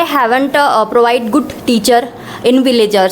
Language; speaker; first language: English; non-native, local second language; Hindi